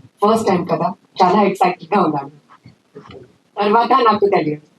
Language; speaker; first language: Telugu; non-native, fluent; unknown